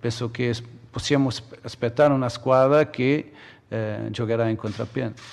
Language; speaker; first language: Italian; non-native, learner; Portuguese